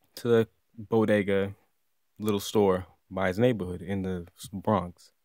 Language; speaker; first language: English; native; English